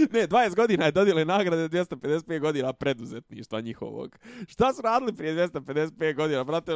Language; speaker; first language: Bosnian; native; Bosnian